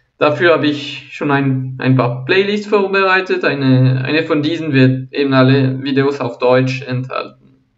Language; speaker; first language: German; non-native, local second language; French